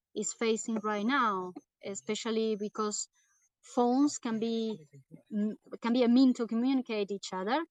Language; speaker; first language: English; non-native, fluent; Portuguese